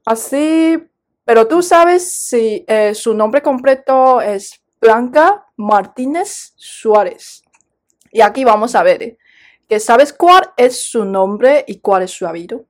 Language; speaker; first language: Spanish; non-native, fluent; Chinese